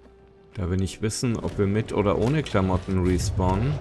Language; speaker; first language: German; native; German